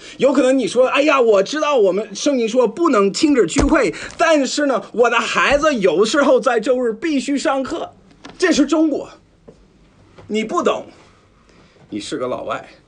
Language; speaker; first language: Chinese; non-native, fluent; English